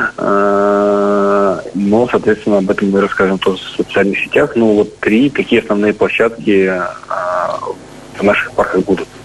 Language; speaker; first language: Russian; native; Russian